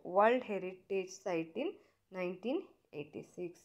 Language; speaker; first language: English; non-native, local second language; Kannada